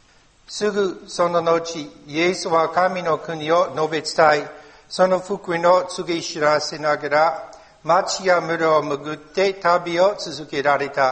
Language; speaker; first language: Japanese; non-native, learner; English